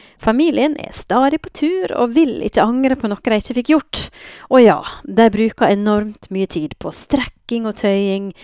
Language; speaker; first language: Norwegian; native; Norwegian